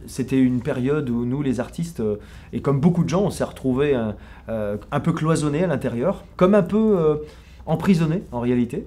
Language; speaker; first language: French; native; French